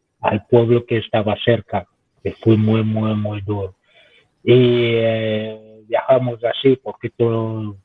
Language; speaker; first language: Spanish; non-native, fluent; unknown